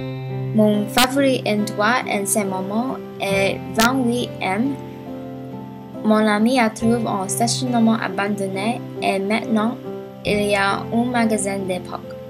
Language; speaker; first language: French; non-native, learner; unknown